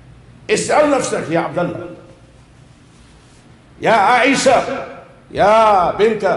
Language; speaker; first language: Arabic; non-native, fluent; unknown